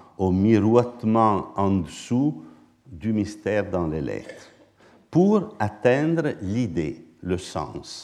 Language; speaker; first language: French; non-native, fluent; Italian